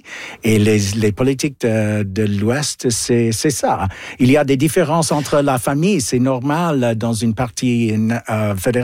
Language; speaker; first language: French; non-native, local second language; English